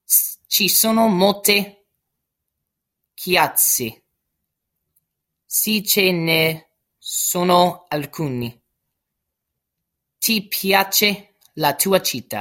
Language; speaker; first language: Italian; non-native, learner; English